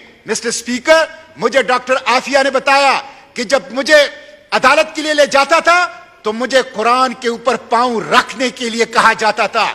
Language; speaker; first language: Urdu; non-native, local second language; Pashto